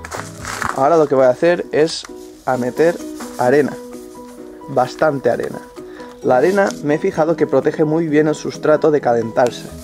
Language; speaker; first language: Spanish; native; Spanish